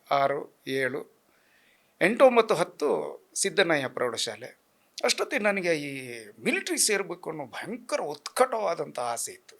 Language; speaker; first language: Kannada; native; Kannada